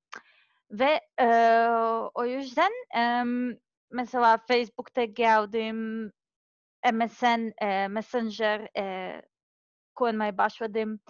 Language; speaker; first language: Turkish; non-native, learner; Serbian